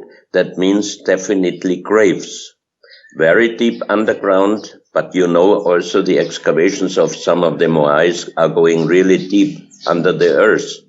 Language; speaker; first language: English; non-native, fluent; German